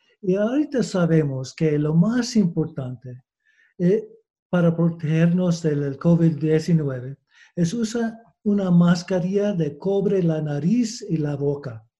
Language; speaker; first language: Spanish; non-native, learner; English